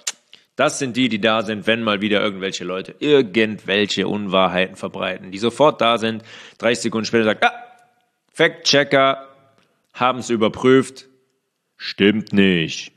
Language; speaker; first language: German; native; German